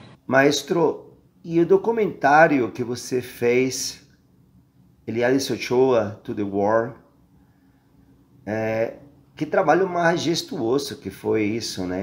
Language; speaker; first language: Portuguese; non-native, fluent; Spanish